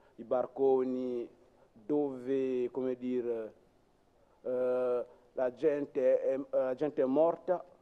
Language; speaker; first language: Italian; non-native, fluent; French